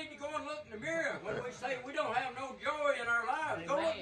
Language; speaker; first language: English; native; English